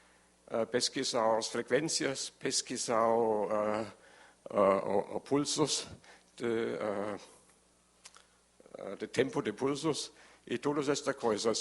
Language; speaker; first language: Portuguese; non-native, learner; German